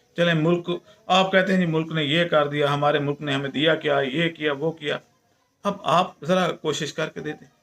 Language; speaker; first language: Urdu; non-native, local second language; Punjabi